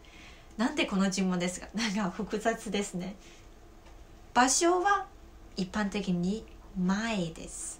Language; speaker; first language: Japanese; non-native, fluent; Chinese